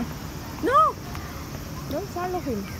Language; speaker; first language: English; non-native, learner; Indonesian